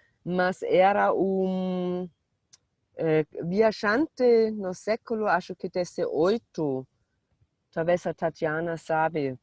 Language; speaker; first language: Portuguese; non-native, fluent; German